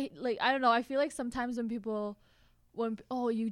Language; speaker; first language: English; native; English